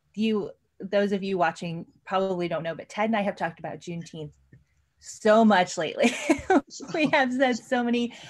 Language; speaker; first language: English; native; English